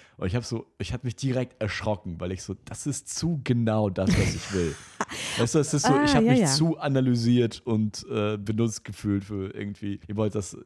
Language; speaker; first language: German; non-native, fluent; Russian